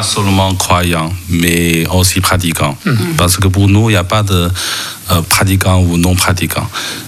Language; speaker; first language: French; non-native, fluent; Chinese